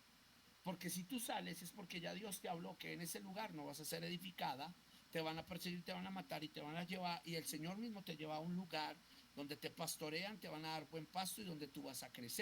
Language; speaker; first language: Spanish; native; Spanish